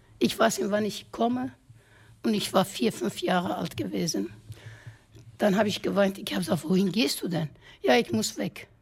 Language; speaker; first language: German; non-native, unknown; Kurdish